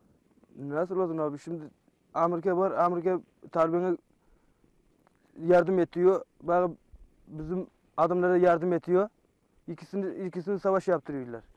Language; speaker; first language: Turkish; non-native, learner; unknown